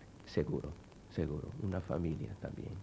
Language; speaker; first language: Spanish; non-native, fluent; English